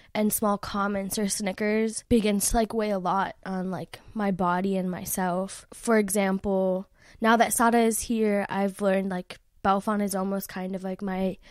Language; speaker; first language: English; native; English